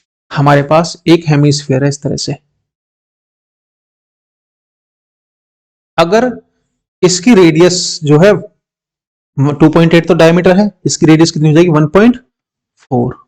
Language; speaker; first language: Hindi; native; Hindi